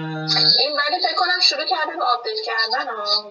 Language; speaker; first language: Persian; native; Persian